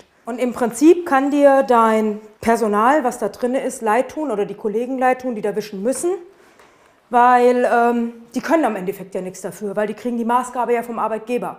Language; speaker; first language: German; native; German